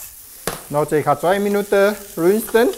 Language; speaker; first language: German; non-native, learner; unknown